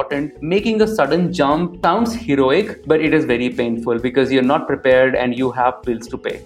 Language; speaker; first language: English; non-native, local second language; Hindi